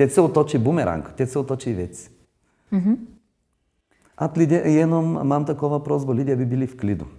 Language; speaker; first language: Czech; non-native, learner; Bulgarian